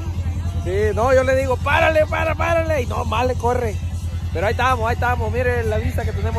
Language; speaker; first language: Spanish; native; Spanish